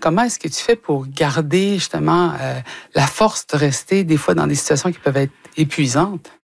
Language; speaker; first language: French; native; French